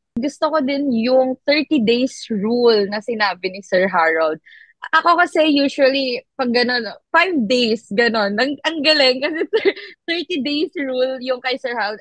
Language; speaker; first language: Filipino; non-native, local second language; Iloko